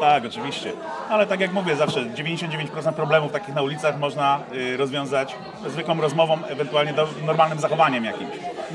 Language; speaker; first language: Polish; native; Polish